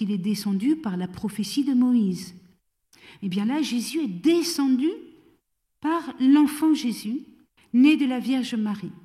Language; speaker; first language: French; native; French